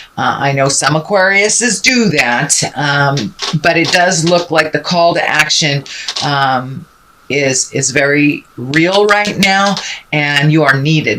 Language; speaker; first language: English; native; English